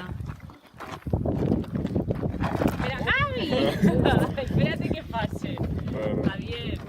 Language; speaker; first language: Spanish; native; Spanish